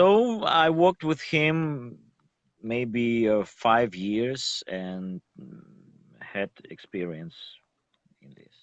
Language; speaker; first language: English; non-native, learner; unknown